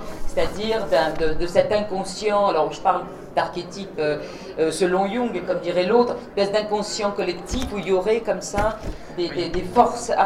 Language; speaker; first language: French; native; French